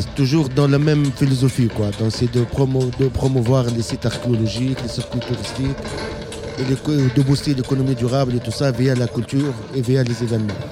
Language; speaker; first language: French; non-native, local second language; Arabic